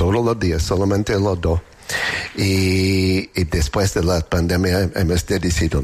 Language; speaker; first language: Spanish; non-native, fluent; English